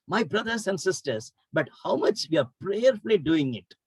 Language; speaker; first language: English; non-native, local second language; Tamil